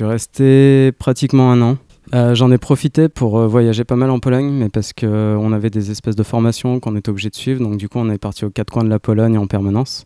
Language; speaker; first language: French; native; French